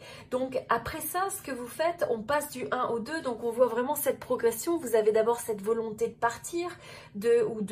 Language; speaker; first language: French; native; French